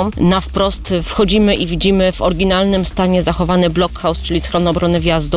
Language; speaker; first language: Polish; native; Polish